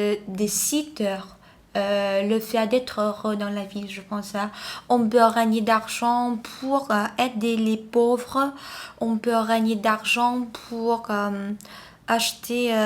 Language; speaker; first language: French; non-native, learner; Vietnamese